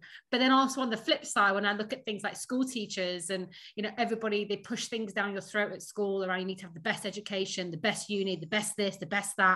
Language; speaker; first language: English; native; English